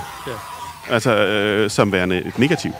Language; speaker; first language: Danish; native; Danish